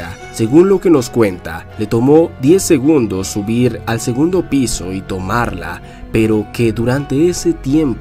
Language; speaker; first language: Spanish; native; Spanish